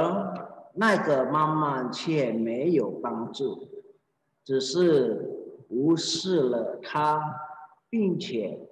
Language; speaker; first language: Chinese; non-native, fluent; Indonesian